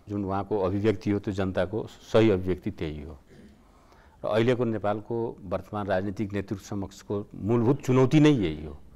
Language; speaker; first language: Nepali; non-native, local second language; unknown